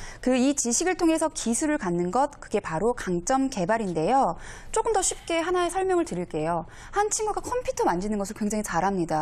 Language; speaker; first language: Korean; native; Korean